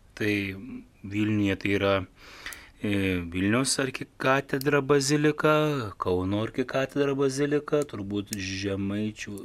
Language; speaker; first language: Lithuanian; native; Lithuanian